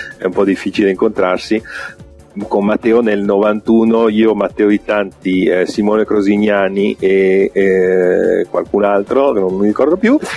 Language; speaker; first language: Italian; native; Italian